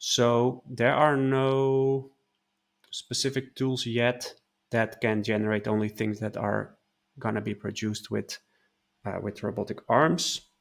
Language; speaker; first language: English; non-native, fluent; Dutch